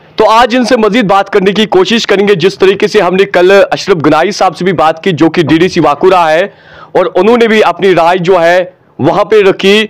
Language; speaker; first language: Urdu; non-native, local second language; Kashmiri